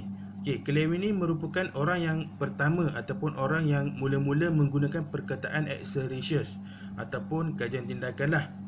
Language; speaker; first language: Malay; native; Malay